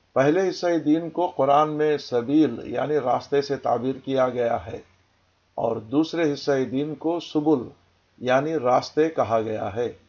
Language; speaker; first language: Urdu; native; Urdu